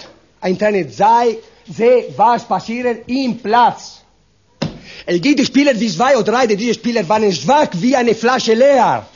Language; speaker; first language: German; non-native, learner; Italian